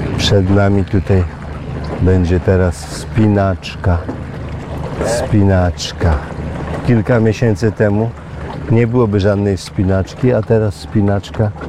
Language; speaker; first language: Polish; native; Polish